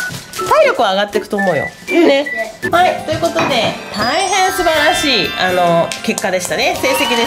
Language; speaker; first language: Japanese; native; Japanese